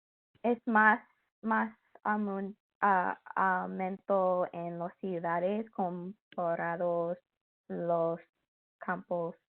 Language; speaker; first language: Spanish; non-native, learner; English